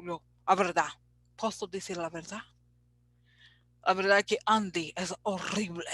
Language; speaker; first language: Spanish; non-native, learner; English